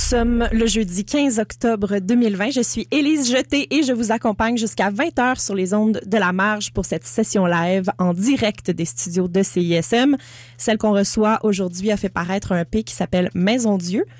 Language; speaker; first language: French; native; French